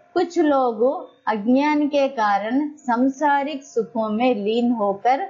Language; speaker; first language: Hindi; non-native, local second language; Telugu